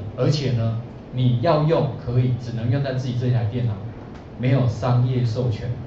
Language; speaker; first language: Chinese; native; Chinese